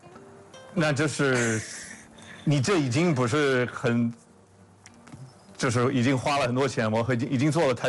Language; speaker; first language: Chinese; non-native, fluent; English